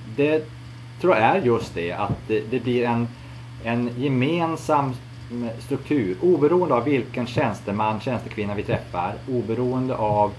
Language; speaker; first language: Swedish; native; Swedish